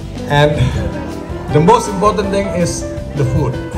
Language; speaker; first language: English; non-native, fluent; Indonesian